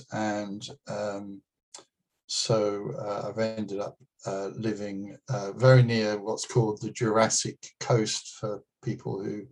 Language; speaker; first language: English; native; English